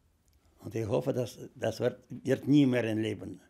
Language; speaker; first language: German; non-native, fluent; Russian